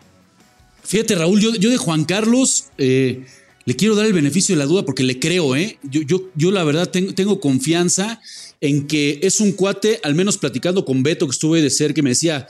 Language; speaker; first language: Spanish; native; Spanish